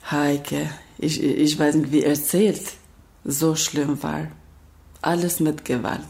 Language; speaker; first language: German; non-native, learner; Albanian